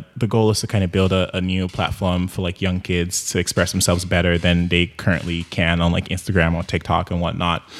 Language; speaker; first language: English; non-native, local second language; Yoruba